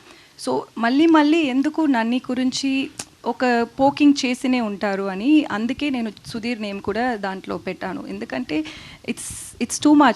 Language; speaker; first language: Telugu; non-native, learner; Tamil